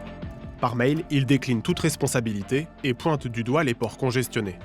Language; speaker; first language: French; native; French